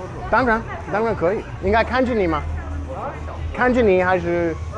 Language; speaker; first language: Chinese; non-native, learner; English